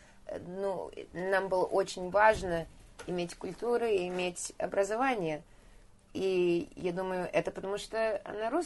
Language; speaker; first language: Russian; early bilingual, heritage; Russian